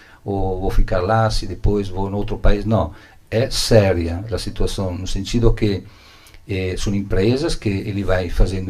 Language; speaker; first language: Portuguese; non-native, learner; Italian